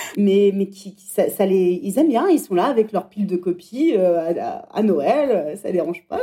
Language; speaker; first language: French; native; French